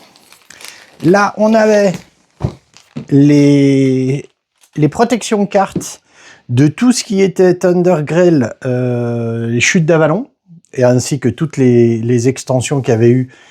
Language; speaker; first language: French; native; French